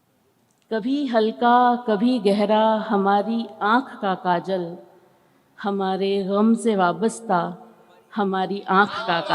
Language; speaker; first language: Hindi; native; Hindi